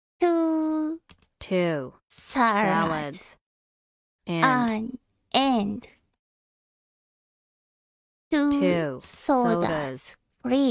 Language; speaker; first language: English; non-native, learner; Japanese